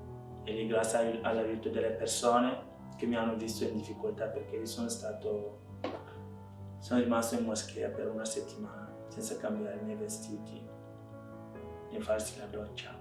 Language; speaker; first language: Italian; non-native, fluent; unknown